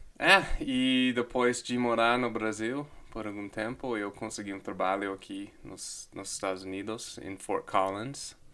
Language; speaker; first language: Portuguese; non-native, fluent; English